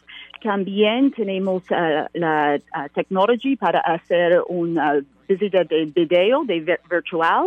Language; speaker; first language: Spanish; non-native, learner; English